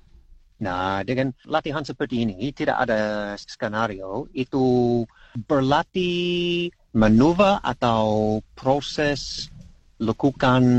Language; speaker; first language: Indonesian; non-native, learner; English